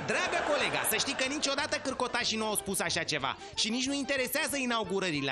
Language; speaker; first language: Romanian; native; Romanian